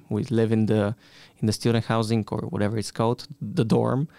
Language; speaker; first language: English; non-native, fluent; Bulgarian